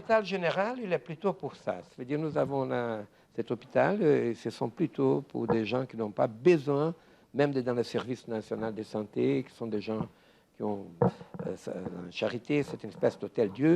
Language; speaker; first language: French; non-native, fluent; Portuguese